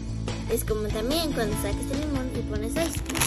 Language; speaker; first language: Spanish; early bilingual, heritage; Spanish